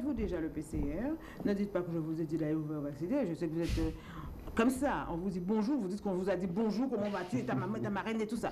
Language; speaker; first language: French; native; French